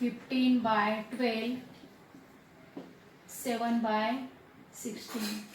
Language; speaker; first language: English; non-native, local second language; Marathi